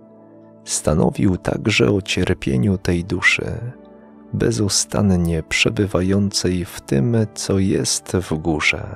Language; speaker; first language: Polish; native; Polish